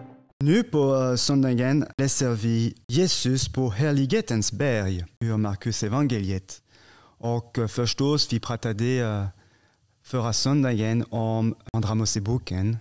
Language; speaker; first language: Swedish; non-native, fluent; French